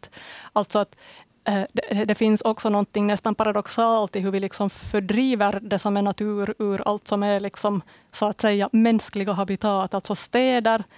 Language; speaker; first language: Swedish; native; Swedish